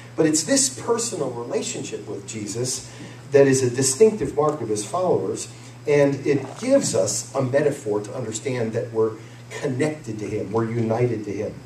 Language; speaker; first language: English; native; English